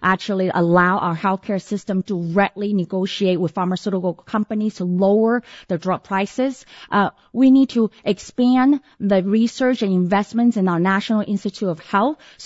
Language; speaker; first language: English; early bilingual, other home language; Cantonese